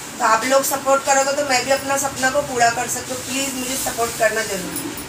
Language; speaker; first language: Hindi; native; Hindi